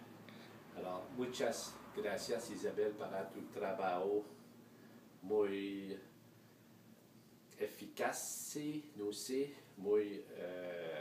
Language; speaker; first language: Spanish; non-native, learner; French